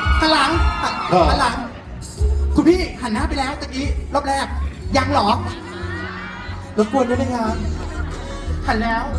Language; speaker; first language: Thai; native; Thai